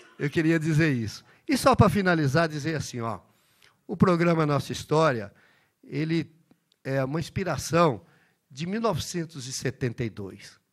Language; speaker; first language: Portuguese; early bilingual, other home language; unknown